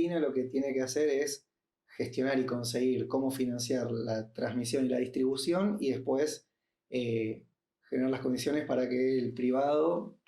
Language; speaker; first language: Spanish; native; Spanish